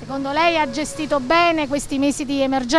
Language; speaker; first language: Italian; native; Italian